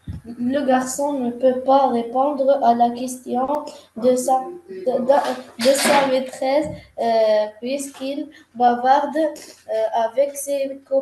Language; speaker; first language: French; non-native, learner; Arabic